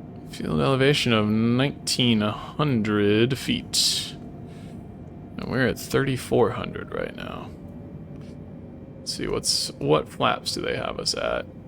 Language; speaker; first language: English; native; English